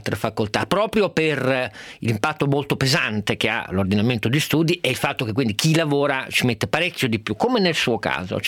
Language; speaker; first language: Italian; native; Italian